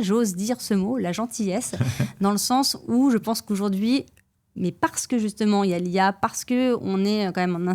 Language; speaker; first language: French; native; French